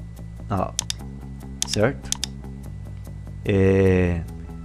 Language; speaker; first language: Portuguese; native; Portuguese